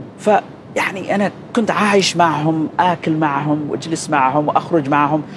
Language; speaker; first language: Arabic; non-native, fluent; Urdu